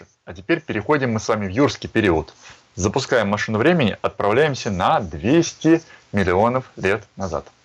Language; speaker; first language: Russian; native; Russian